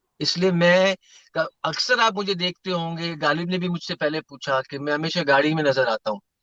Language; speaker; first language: Urdu; native; Urdu